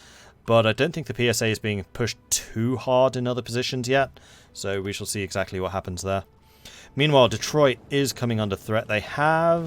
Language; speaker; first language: English; native; English